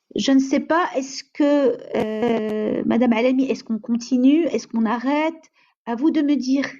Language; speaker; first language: French; non-native, local second language; Arabic